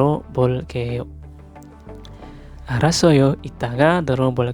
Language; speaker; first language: Korean; non-native, fluent; Indonesian